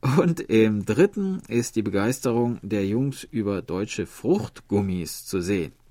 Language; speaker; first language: German; native; German